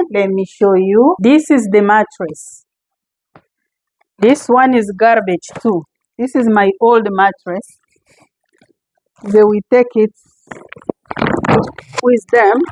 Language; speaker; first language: English; non-native, fluent; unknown